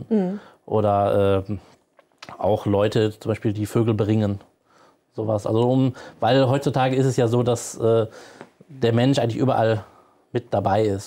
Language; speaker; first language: German; native; German